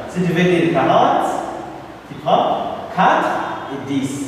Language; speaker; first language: French; non-native, local second language; Rundi